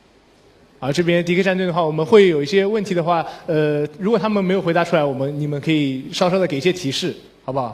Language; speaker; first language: Chinese; native; Chinese